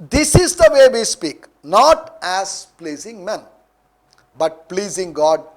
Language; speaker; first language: English; non-native, local second language; Telugu